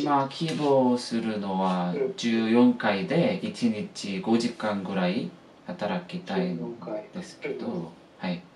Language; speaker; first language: Japanese; non-native, fluent; Korean